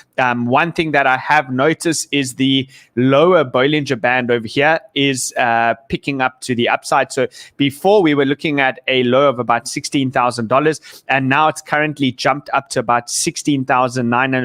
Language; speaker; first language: English; native; English